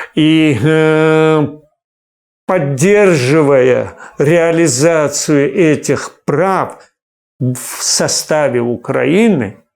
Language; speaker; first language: Russian; non-native, local second language; Crimean Tatar